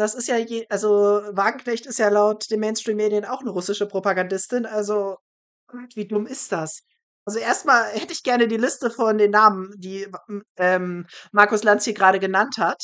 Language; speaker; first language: German; native; German